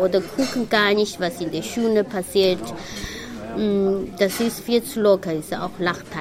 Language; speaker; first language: German; non-native, learner; Chinese